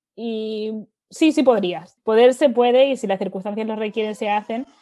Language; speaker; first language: Spanish; native; Spanish